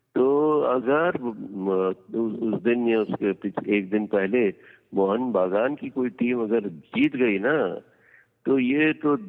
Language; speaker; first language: Hindi; non-native, local second language; Gujarati